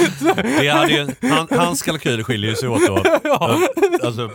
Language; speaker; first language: Swedish; native; Swedish